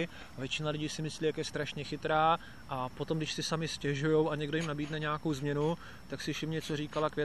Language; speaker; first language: Czech; native; Czech